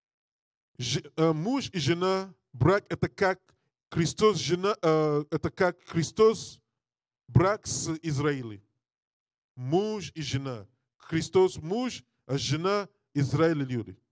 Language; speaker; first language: Russian; non-native, learner; English